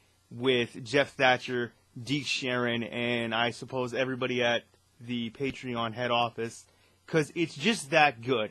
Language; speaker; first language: English; native; English